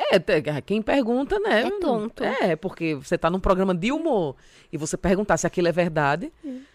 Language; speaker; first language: Portuguese; native; Portuguese